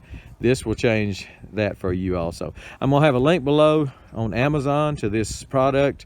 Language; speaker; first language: English; native; English